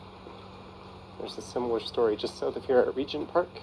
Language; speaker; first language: English; native; English